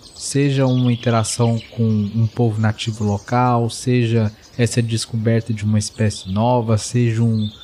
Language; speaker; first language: Portuguese; native; Portuguese